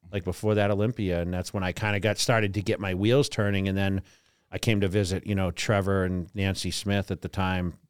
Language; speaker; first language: English; native; English